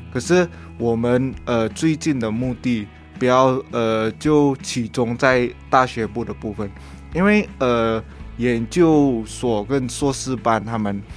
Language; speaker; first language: Chinese; non-native, fluent; Indonesian